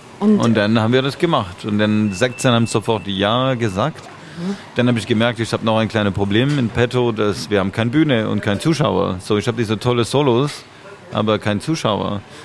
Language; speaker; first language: German; non-native, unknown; French